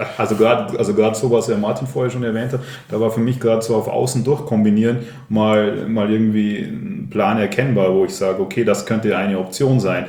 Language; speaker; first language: German; native; German